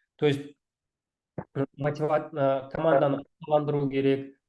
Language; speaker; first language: Russian; non-native, local second language; Kazakh